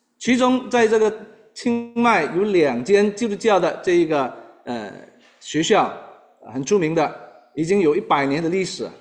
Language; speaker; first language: Chinese; native; Chinese